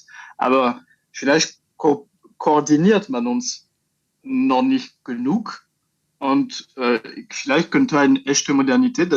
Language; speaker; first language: German; non-native, fluent; French